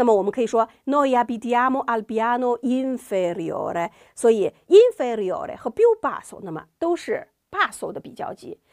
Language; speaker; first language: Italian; non-native, learner; Chinese